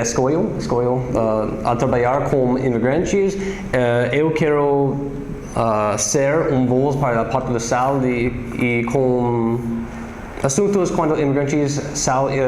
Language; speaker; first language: Portuguese; non-native, learner; English